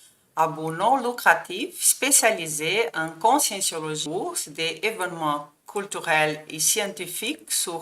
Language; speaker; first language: French; non-native, fluent; Portuguese